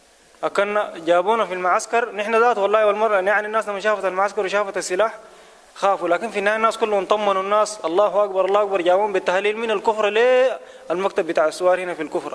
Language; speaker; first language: Arabic; native; Arabic